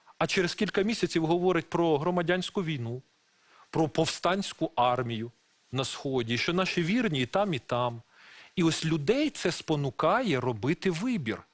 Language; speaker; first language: Ukrainian; non-native, local second language; Russian